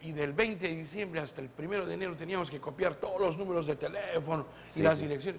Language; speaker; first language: Spanish; native; Spanish